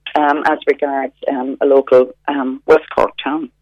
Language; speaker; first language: English; native; English